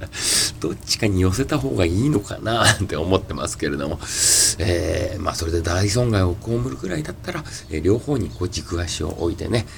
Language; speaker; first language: Japanese; native; Japanese